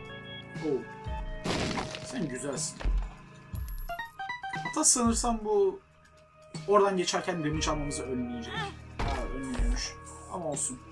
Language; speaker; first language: Turkish; native; Turkish